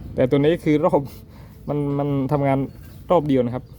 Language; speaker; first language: Thai; native; Thai